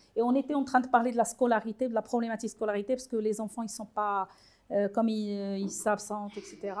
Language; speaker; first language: French; non-native, local second language; Arabic